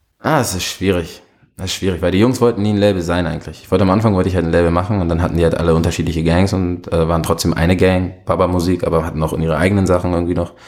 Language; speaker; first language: German; early bilingual, other home language; Arabic